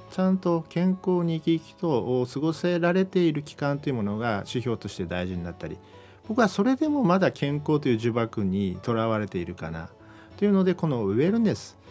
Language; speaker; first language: Japanese; native; Japanese